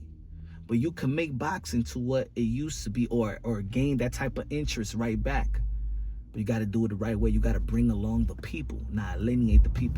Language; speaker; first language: English; native; English